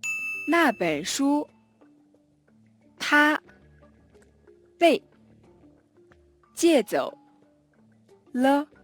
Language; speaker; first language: Chinese; non-native, learner; Mongolian